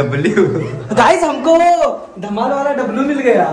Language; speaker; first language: Hindi; non-native, local second language; Marathi